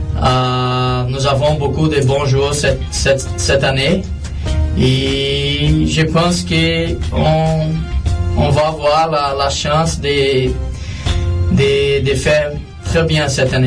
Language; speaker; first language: French; non-native, learner; Portuguese